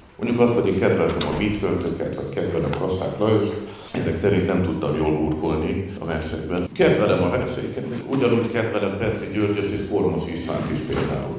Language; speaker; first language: Hungarian; native; Hungarian